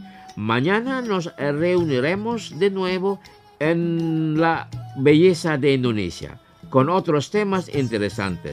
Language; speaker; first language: Spanish; non-native, fluent; Indonesian